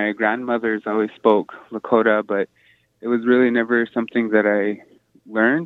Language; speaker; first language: English; native; English